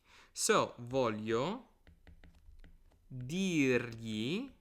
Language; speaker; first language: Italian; non-native, fluent; English